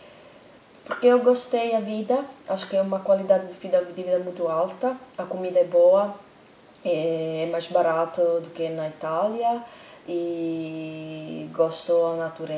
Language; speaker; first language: Portuguese; non-native, learner; Italian